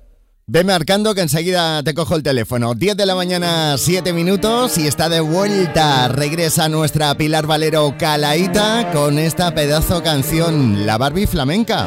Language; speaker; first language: Spanish; native; Spanish